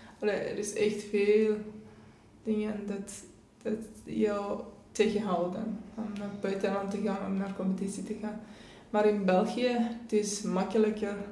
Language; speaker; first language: Dutch; non-native, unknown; Persian